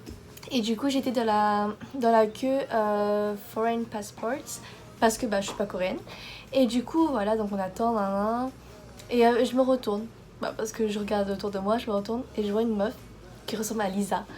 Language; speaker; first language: French; native; French